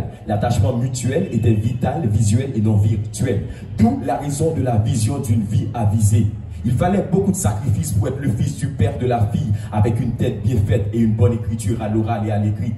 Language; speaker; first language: French; non-native, local second language; Haitian Creole